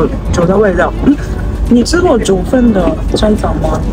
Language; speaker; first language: Chinese; non-native, learner; Japanese